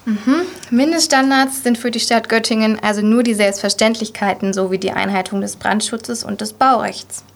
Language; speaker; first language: German; native; German